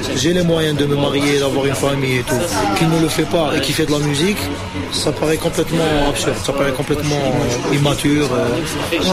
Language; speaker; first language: French; non-native, local second language; Arabic